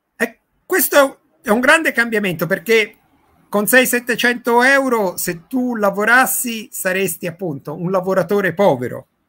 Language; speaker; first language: Italian; native; Italian